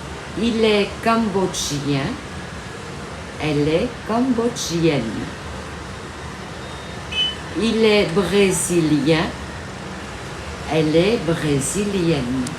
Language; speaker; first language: French; non-native, fluent; Vietnamese